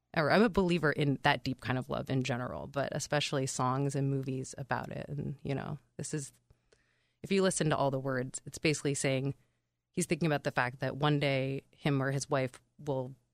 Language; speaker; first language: English; native; English